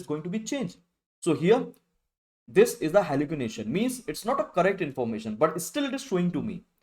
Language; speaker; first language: English; non-native, local second language; Hindi